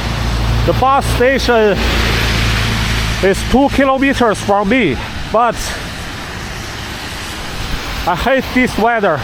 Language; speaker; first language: English; non-native, fluent; Chinese